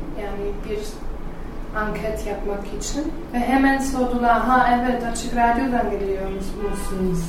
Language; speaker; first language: Turkish; non-native, learner; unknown